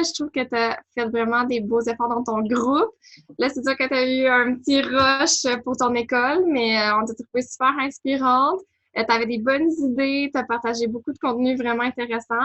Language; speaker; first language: French; native; French